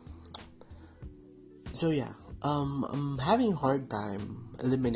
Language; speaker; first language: English; non-native, local second language; Filipino